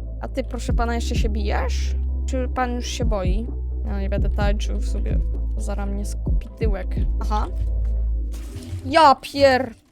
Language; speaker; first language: Polish; native; Polish